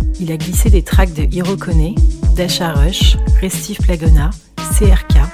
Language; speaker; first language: French; native; French